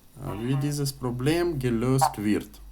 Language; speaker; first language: German; non-native, fluent; Ukrainian